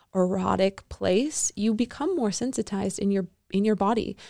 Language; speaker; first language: English; native; English